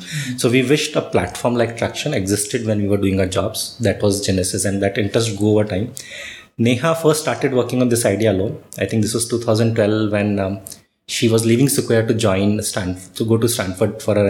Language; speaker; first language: English; non-native, local second language; Marwari